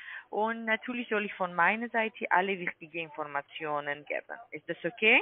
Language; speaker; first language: German; non-native, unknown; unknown